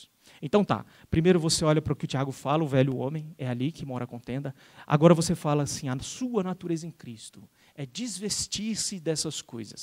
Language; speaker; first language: Portuguese; native; Portuguese